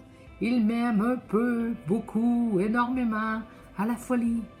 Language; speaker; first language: French; native; French